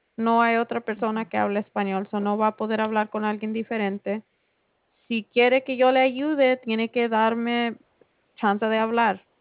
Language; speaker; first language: Spanish; early bilingual, heritage; Spanish